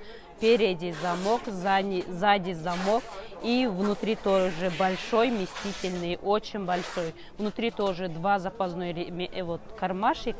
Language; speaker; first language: Russian; non-native, learner; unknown